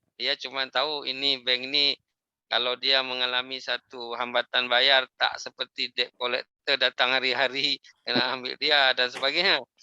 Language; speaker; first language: Malay; native; Malay